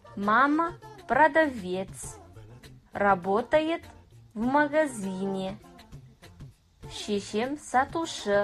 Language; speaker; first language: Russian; non-native, fluent; Kazakh